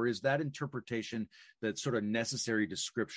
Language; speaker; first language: English; native; English